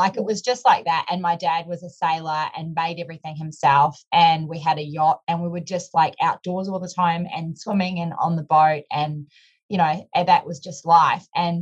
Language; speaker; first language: English; native; English